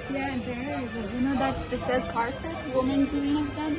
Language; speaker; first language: English; non-native, fluent; Persian